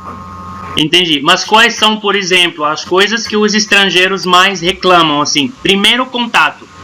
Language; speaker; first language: Portuguese; non-native, fluent; Arabic